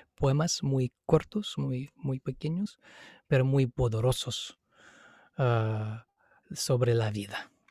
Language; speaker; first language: Spanish; non-native, fluent; English